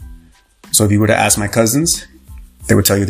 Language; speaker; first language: English; native; English